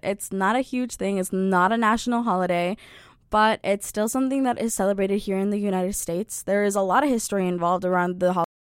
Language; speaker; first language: English; early bilingual, other home language; Spanish